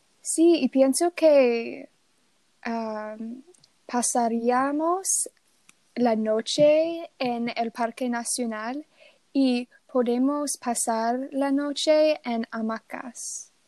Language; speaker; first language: Spanish; non-native, learner; English